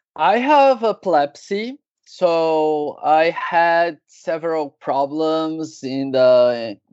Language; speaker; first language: English; non-native, learner; Portuguese